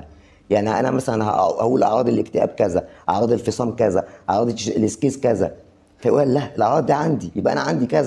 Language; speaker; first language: Arabic; native; Arabic